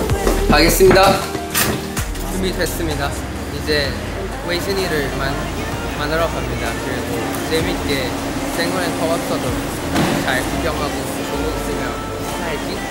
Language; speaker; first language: Korean; non-native, fluent; Thai